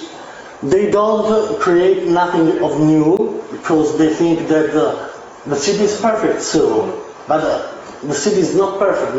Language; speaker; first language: English; non-native, learner; Italian